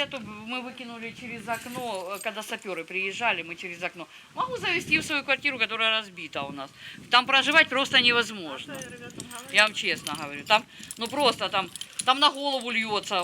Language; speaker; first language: Russian; native; Russian